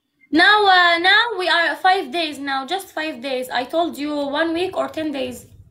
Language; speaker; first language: English; non-native, learner; Arabic